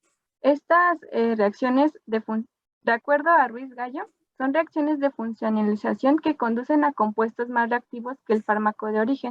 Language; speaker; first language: Spanish; native; Spanish